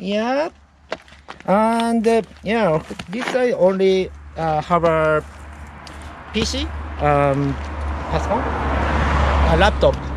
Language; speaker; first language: English; non-native, learner; Japanese